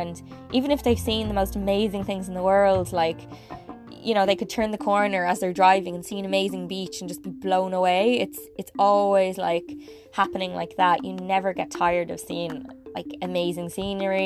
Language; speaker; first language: English; native; English